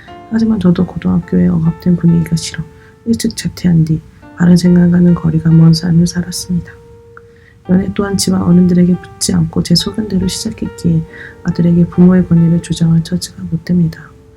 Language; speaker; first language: Korean; native; Korean